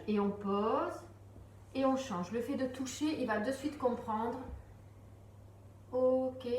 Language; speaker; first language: French; native; French